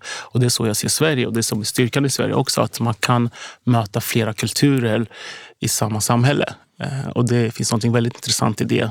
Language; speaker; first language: Swedish; early bilingual, other home language; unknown